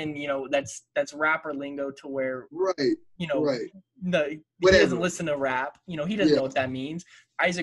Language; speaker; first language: English; native; English